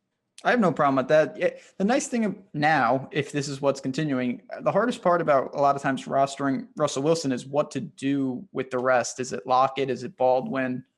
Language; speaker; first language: English; native; English